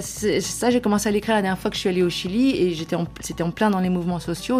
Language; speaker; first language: French; early bilingual, other home language; Spanish